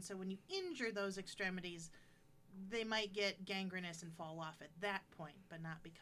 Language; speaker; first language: English; native; English